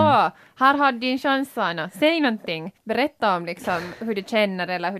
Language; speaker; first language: Swedish; native; Swedish